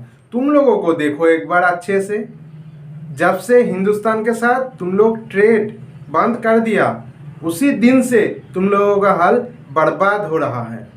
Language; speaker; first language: Hindi; non-native, local second language; Bangla